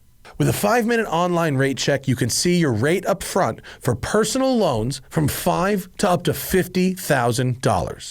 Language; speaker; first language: English; native; English